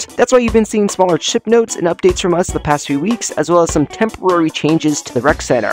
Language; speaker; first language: English; native; English